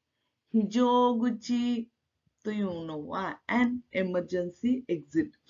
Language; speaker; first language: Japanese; non-native, fluent; Marathi